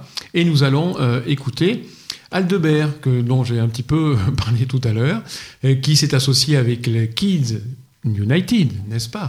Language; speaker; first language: French; native; French